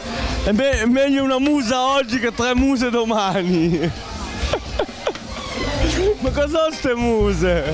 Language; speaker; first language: Italian; native; Italian